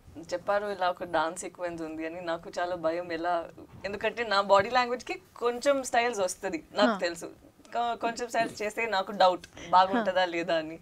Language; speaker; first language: Telugu; non-native, local second language; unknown